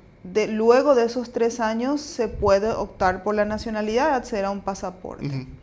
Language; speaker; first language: Spanish; native; Spanish